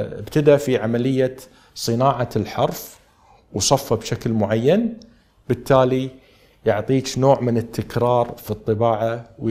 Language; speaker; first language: Arabic; native; Arabic